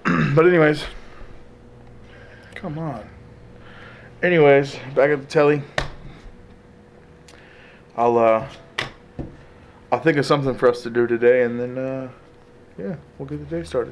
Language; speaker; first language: English; native; English